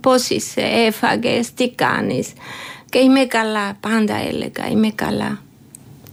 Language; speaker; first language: Greek; non-native, learner; Georgian